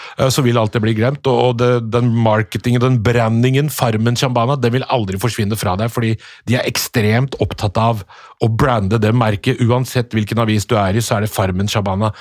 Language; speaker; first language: Norwegian; early bilingual, other home language; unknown